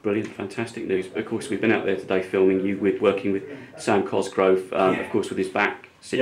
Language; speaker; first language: English; native; English